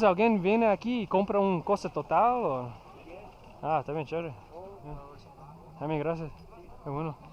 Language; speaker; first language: Spanish; non-native, learner; English